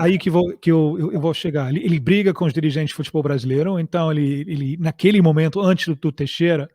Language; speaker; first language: Portuguese; non-native, fluent; English